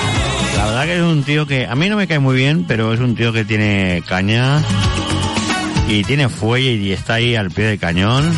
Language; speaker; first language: Spanish; native; Spanish